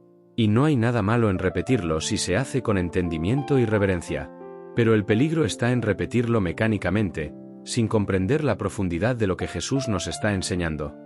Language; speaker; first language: Spanish; native; Spanish